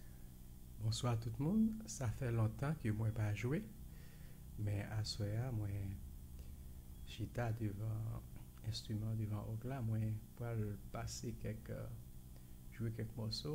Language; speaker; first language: French; non-native, local second language; Haitian Creole